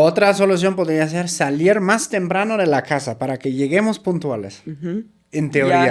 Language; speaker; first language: Spanish; native; Spanish